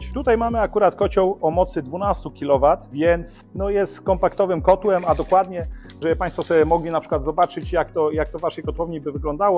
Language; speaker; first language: Polish; native; Polish